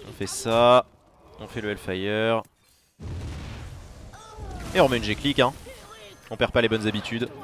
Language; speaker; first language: French; native; French